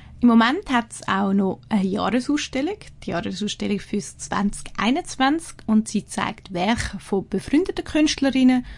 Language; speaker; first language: German; native; German